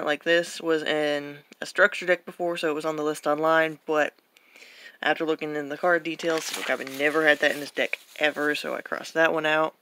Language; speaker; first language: English; native; English